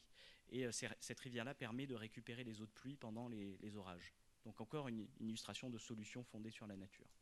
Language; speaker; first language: French; native; French